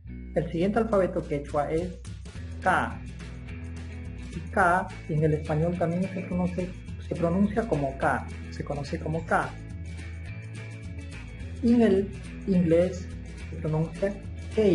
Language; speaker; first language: Spanish; non-native, local second language; Quechua